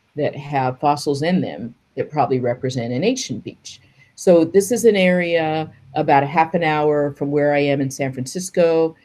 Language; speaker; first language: English; native; English